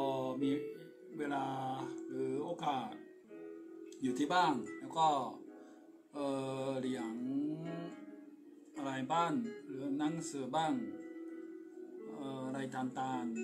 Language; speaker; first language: Thai; non-native, fluent; Japanese